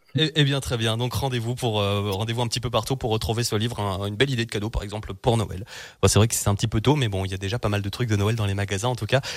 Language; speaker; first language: French; native; French